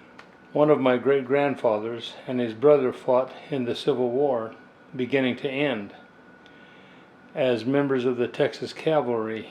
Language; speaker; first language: English; native; English